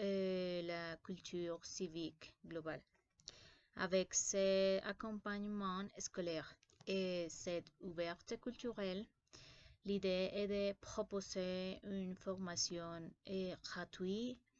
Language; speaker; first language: French; non-native, learner; Spanish